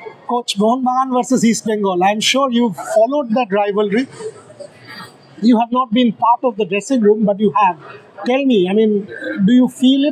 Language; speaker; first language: English; non-native, local second language; Bangla